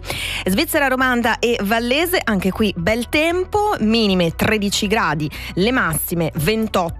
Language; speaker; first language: Italian; native; Italian